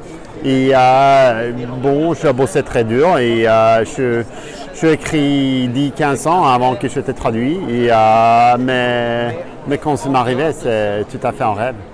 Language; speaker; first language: French; non-native, fluent; Norwegian